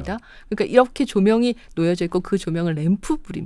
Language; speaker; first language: Korean; native; Korean